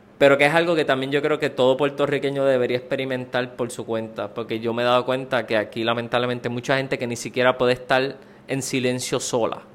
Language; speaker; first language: Spanish; native; Spanish